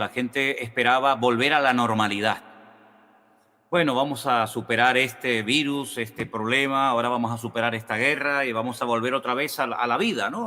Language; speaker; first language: Spanish; native; Spanish